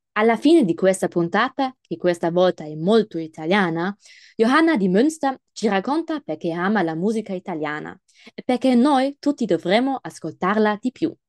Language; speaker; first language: Italian; non-native, fluent; German